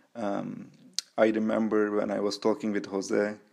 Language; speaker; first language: English; non-native, fluent; Turkish